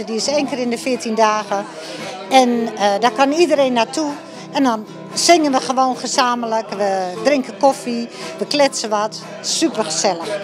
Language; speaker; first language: Dutch; native; Dutch